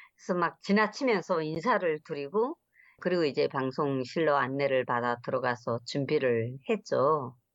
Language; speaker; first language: Korean; native; Korean